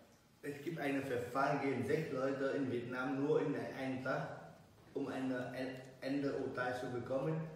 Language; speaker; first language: German; non-native, learner; Vietnamese